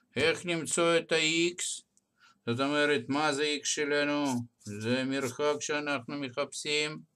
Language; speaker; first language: Hebrew; non-native, fluent; Russian